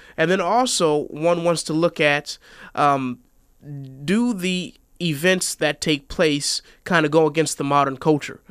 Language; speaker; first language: English; native; English